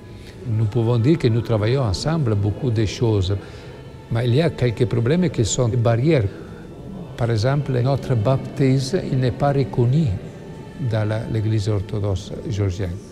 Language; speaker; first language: French; non-native, learner; Italian